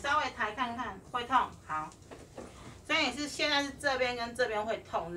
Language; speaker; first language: Chinese; native; Chinese